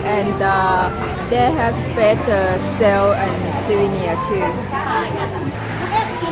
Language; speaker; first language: English; non-native, learner; Thai